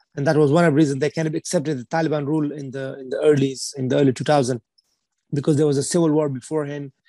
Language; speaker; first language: English; non-native, fluent; Persian